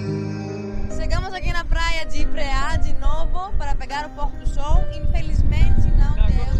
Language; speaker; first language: Portuguese; non-native, learner; Greek